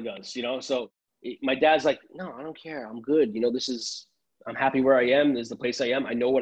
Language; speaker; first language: English; early bilingual, other home language; Italian